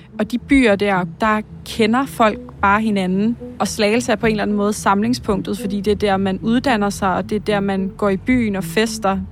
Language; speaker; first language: Danish; native; Danish